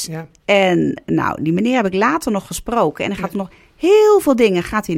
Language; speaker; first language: Dutch; native; Dutch